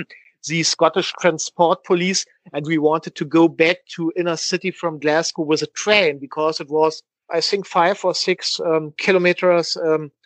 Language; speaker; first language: English; non-native, learner; German